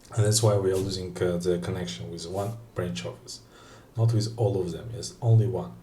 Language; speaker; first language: English; non-native, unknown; Russian